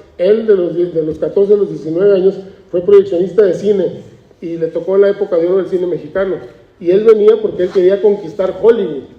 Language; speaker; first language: Spanish; native; Spanish